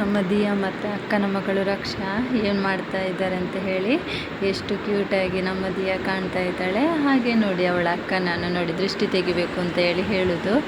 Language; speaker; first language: Kannada; non-native, local second language; Konkani